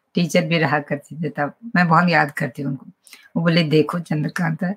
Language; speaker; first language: Hindi; non-native, local second language; Kashmiri